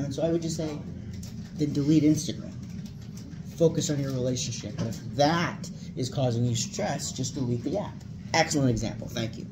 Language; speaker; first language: English; native; English